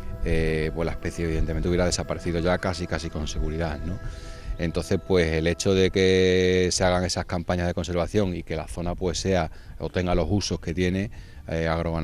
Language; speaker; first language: Spanish; native; Spanish